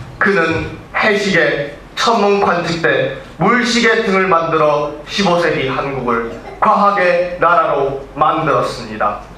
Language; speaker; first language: Korean; early bilingual, heritage; Korean